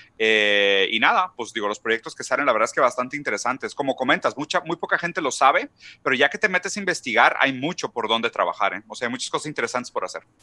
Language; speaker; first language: Spanish; non-native, fluent; Portuguese